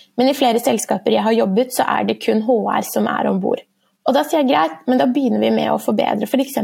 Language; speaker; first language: Norwegian; early bilingual, other home language; Persian